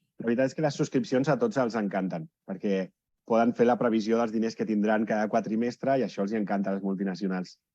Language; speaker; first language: Catalan; native; Catalan